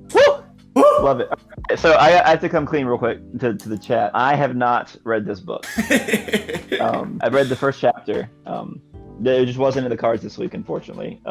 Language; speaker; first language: English; native; English